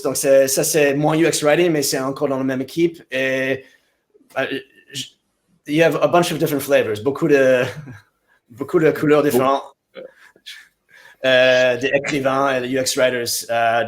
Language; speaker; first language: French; non-native, fluent; English